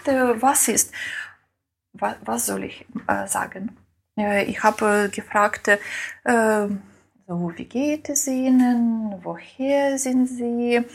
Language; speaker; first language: German; non-native, learner; Ukrainian